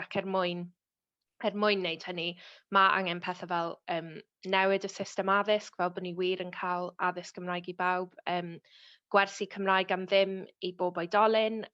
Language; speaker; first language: Welsh; native; Welsh